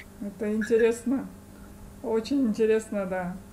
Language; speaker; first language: Russian; native; Russian